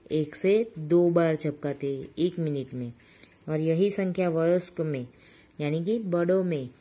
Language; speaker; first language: Hindi; non-native, local second language; Gujarati